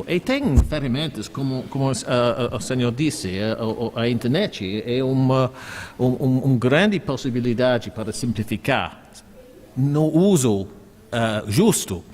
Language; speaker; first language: Portuguese; non-native, fluent; English